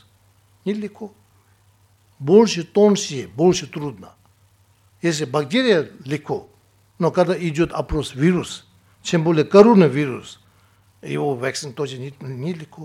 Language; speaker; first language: Russian; non-native, fluent; Tibetan